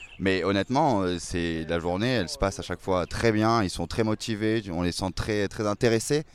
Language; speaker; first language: French; native; French